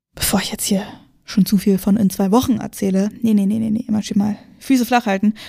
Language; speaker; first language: German; native; German